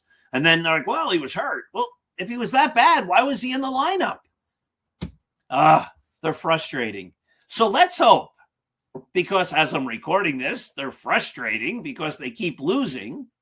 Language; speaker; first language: English; native; English